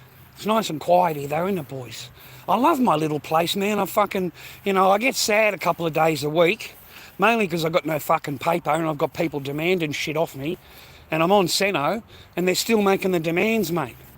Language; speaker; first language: English; native; English